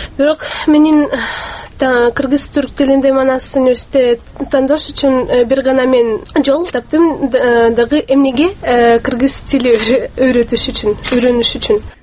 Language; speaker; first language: Kyrgyz; non-native, local second language; Russian